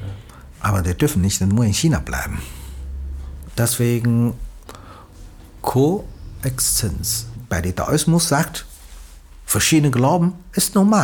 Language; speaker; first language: German; non-native, learner; Chinese